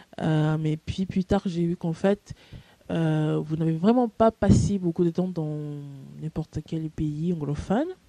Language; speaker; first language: French; non-native, fluent; English